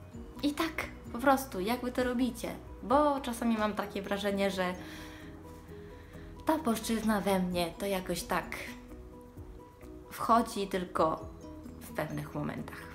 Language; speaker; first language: Polish; early bilingual, heritage; Polish